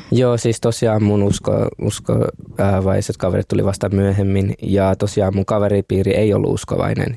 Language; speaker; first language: Finnish; early bilingual, other home language; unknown